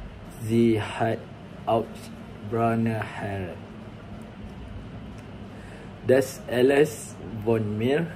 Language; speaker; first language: German; non-native, learner; Malay